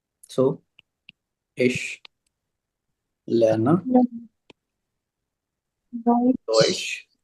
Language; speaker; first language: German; non-native, fluent; Hindi